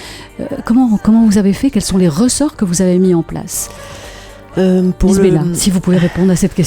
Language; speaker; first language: French; native; French